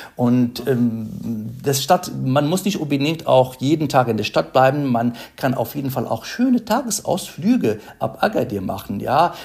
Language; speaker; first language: German; non-native, fluent; Arabic